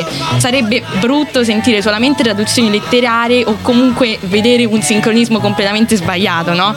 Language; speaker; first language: Italian; native; Italian